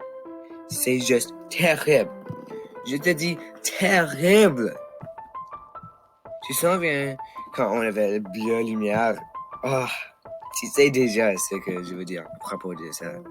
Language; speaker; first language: French; non-native, local second language; English